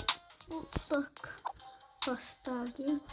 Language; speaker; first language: Russian; non-native, learner; Azerbaijani